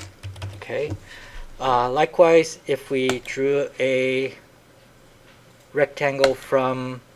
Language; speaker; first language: English; native; English